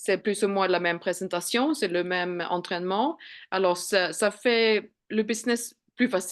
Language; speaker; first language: French; non-native, fluent; Swedish